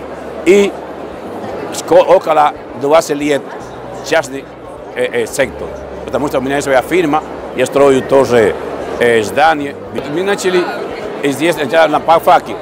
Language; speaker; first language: Russian; non-native, fluent; Spanish